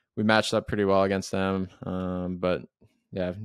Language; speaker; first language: English; native; English